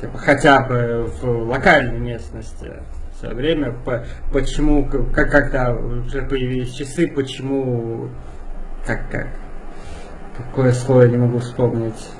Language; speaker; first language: Russian; native; Russian